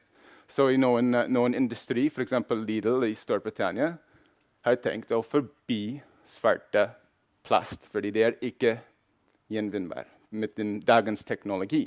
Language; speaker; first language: Norwegian; non-native, fluent; English